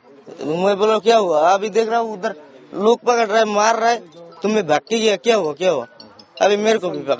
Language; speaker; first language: Hindi; non-native, learner; Bangla